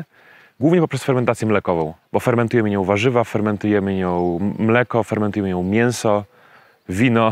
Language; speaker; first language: Polish; native; Polish